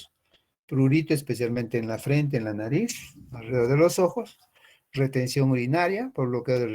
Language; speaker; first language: Spanish; native; Spanish